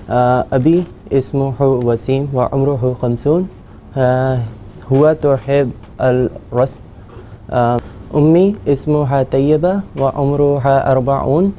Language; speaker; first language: Arabic; non-native, learner; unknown